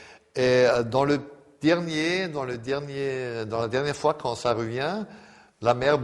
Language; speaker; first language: French; non-native, fluent; German